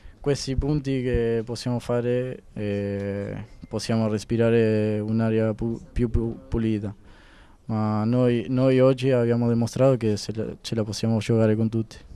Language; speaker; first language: Italian; non-native, fluent; Spanish